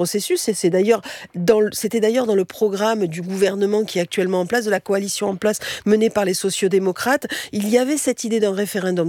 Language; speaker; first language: French; native; French